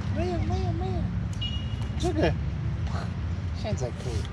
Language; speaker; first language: Chinese; non-native, learner; Polish